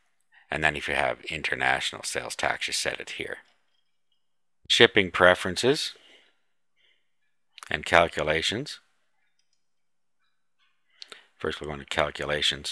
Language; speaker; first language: English; native; English